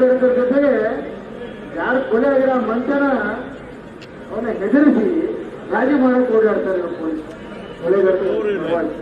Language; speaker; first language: Kannada; native; Kannada